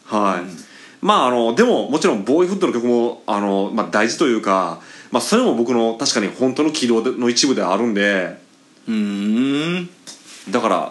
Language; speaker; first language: Japanese; native; Japanese